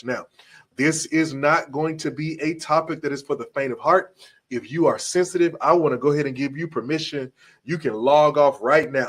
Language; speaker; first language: English; native; English